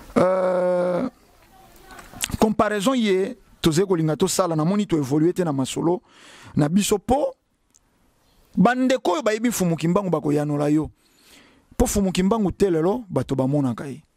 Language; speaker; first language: Lingala; non-native, local second language; Kongo